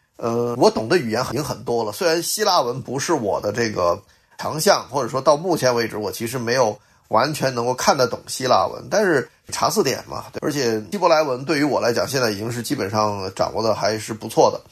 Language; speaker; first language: Chinese; native; Chinese